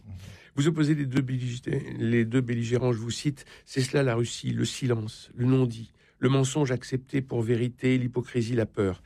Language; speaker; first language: French; native; French